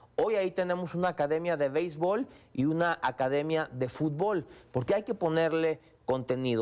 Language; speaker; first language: Spanish; native; Spanish